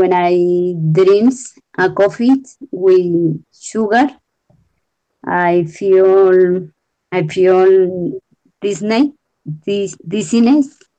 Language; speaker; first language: English; non-native, learner; Spanish